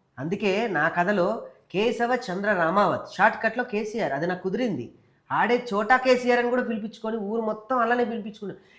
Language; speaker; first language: Telugu; native; Telugu